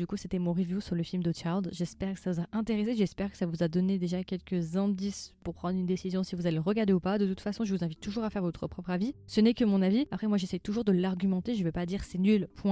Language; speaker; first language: French; native; French